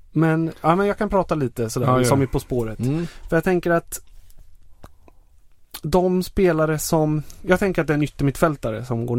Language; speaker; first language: Swedish; native; Swedish